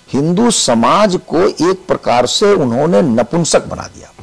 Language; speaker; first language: Hindi; native; Hindi